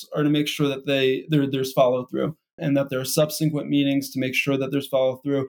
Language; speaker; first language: English; native; English